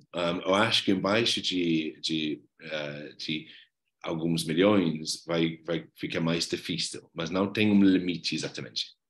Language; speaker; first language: Portuguese; non-native, fluent; English